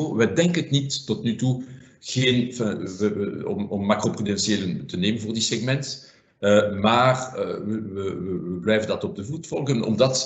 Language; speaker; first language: Dutch; non-native, fluent; French